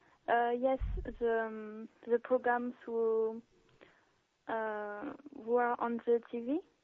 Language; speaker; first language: English; non-native, learner; French